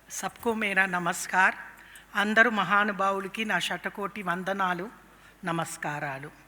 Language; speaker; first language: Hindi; non-native, local second language; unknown